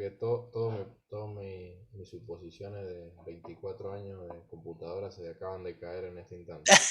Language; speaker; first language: Spanish; native; Spanish